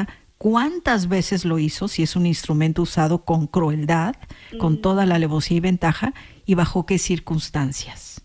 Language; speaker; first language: Spanish; native; Spanish